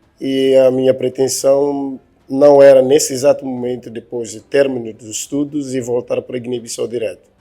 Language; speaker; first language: Portuguese; non-native, local second language; Upper Guinea Crioulo